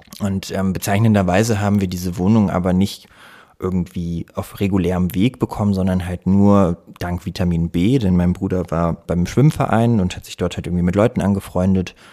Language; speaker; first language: German; early bilingual, other home language; Russian